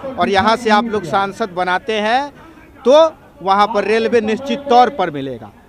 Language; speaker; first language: Hindi; native; Hindi